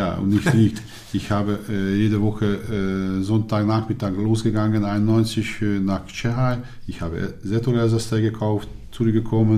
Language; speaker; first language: German; non-native, learner; Hungarian